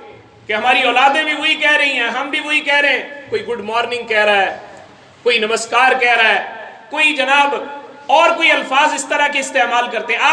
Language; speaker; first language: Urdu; non-native, local second language; Punjabi